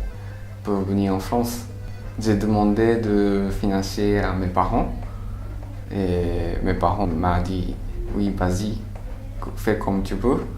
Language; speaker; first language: French; non-native, learner; Japanese